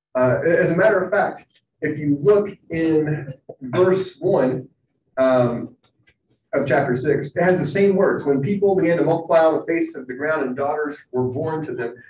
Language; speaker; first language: English; native; English